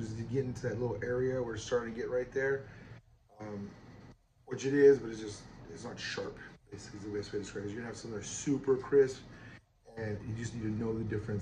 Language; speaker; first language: English; native; English